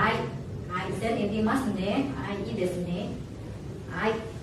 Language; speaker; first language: Japanese; non-native, fluent; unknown